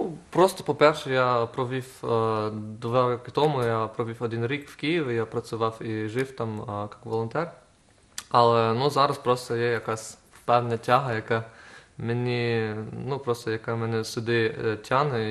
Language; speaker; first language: Ukrainian; non-native, fluent; German